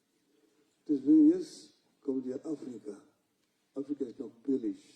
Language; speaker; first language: German; non-native, fluent; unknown